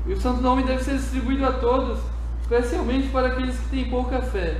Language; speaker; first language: Portuguese; native; Portuguese